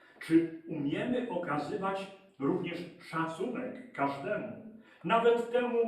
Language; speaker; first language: Polish; native; Polish